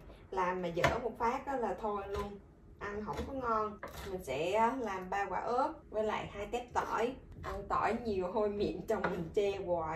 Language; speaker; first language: Vietnamese; native; Vietnamese